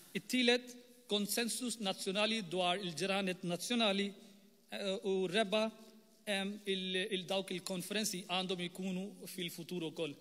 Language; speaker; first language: Maltese; non-native, fluent; Urdu